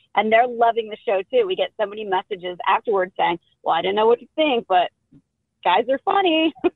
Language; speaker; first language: English; native; English